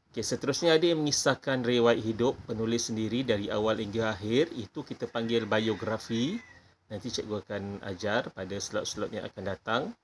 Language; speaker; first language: Malay; native; Malay